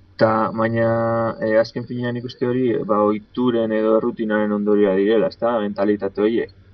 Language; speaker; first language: Basque; non-native, local second language; Spanish